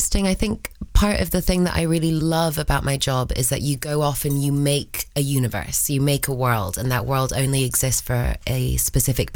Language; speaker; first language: English; early bilingual, other home language; Spanish